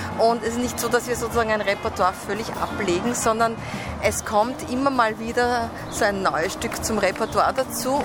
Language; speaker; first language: German; native; German